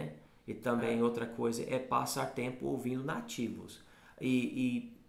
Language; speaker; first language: Portuguese; non-native, fluent; English